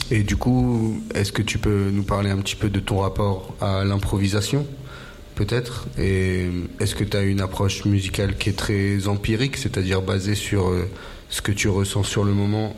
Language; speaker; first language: French; native; French